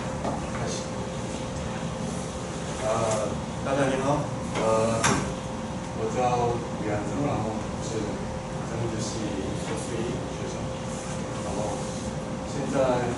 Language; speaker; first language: Chinese; non-native, fluent; Korean